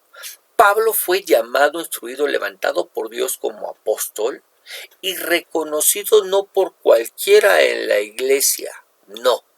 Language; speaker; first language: Spanish; native; Spanish